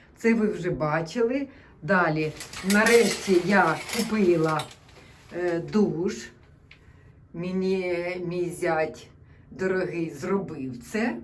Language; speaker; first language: Ukrainian; non-native, local second language; Russian